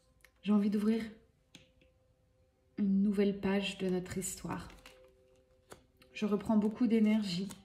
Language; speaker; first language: French; native; French